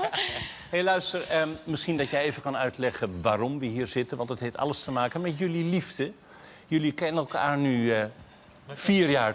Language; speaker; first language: Dutch; native; Dutch